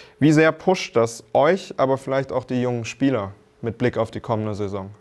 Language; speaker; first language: German; native; German